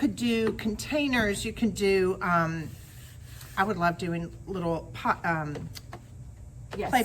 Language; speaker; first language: English; native; English